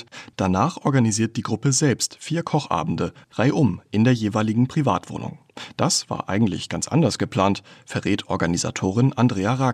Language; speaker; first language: German; native; German